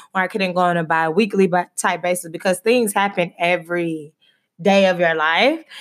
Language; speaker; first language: English; native; English